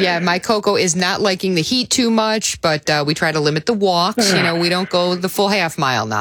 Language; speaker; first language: English; native; English